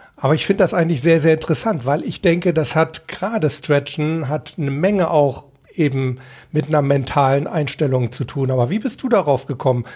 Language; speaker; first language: German; native; German